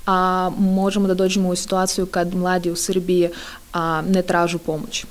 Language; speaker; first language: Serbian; non-native, fluent; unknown